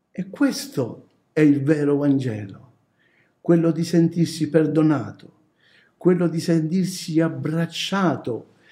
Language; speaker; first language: Italian; native; Italian